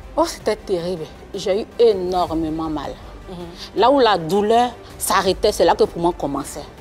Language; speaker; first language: French; non-native, local second language; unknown